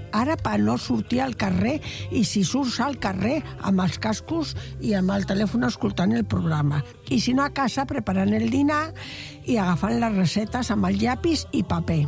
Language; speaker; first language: Catalan; non-native, local second language; Spanish